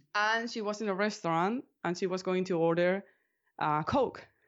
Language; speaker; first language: English; non-native, fluent; Spanish